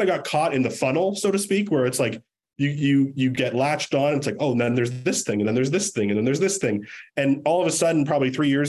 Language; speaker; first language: English; native; English